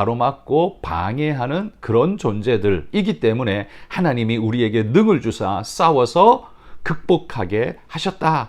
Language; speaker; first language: Korean; native; Korean